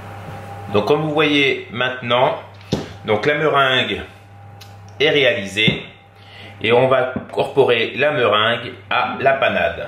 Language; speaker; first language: French; native; French